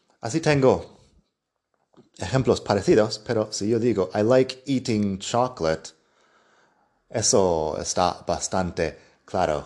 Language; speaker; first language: Spanish; non-native, fluent; English